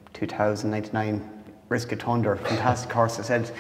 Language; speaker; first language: English; native; English